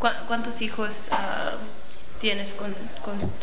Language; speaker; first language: Spanish; early bilingual, other home language; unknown